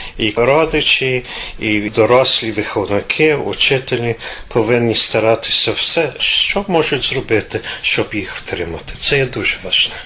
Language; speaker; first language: Ukrainian; early bilingual, heritage; Ukrainian